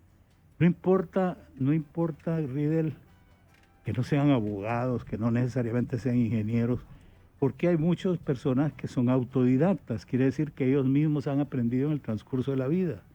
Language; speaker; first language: Spanish; native; Spanish